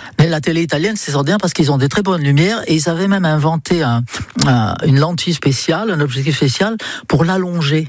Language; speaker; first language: French; non-native, fluent; English